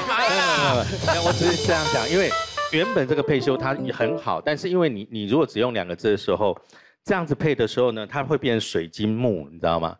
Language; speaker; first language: Chinese; native; Chinese